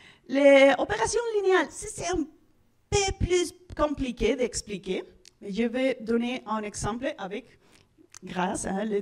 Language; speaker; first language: French; non-native, learner; Spanish